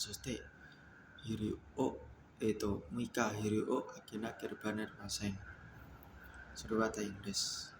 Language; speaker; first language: Japanese; non-native, learner; Indonesian